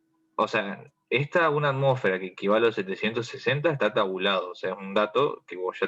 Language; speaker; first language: Spanish; native; Spanish